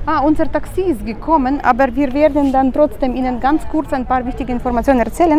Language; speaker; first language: German; non-native, learner; Russian